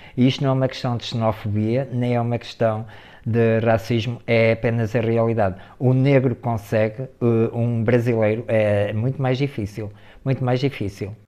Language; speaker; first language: Portuguese; native; Portuguese